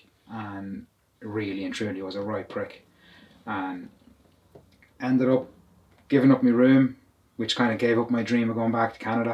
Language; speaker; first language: English; native; English